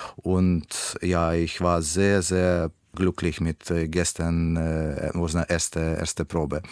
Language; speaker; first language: German; non-native, learner; Russian